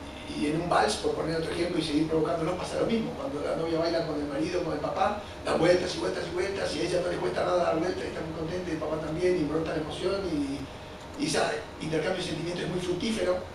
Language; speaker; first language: Spanish; native; Spanish